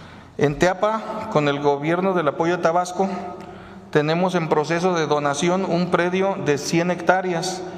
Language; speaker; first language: Spanish; native; Spanish